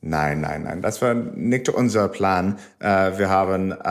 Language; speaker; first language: German; non-native, learner; English